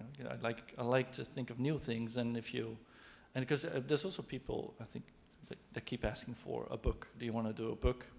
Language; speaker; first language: English; non-native, fluent; Dutch